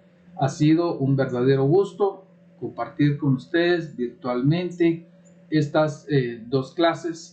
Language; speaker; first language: Spanish; native; Spanish